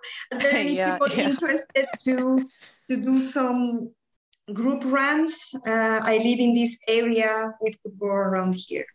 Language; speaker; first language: English; non-native, fluent; Spanish